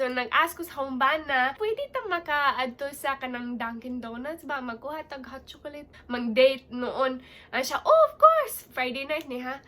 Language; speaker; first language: Cebuano; non-native, local second language; English